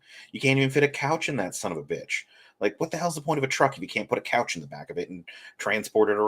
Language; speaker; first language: English; native; English